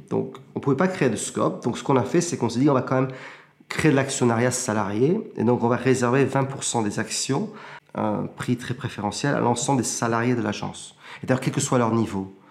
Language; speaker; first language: French; early bilingual, heritage; French